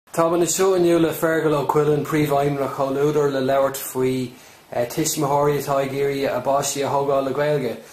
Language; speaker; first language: Irish; native; Irish